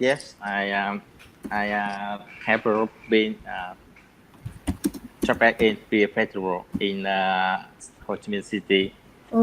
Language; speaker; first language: English; non-native, learner; Vietnamese